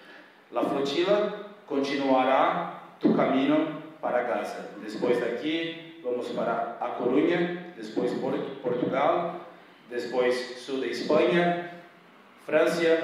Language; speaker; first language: Spanish; non-native, fluent; Portuguese